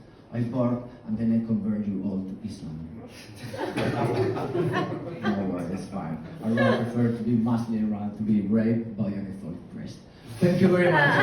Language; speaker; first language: English; non-native, fluent; Spanish